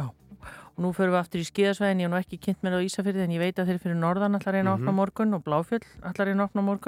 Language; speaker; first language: Icelandic; native; Icelandic